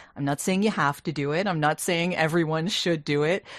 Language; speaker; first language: English; native; English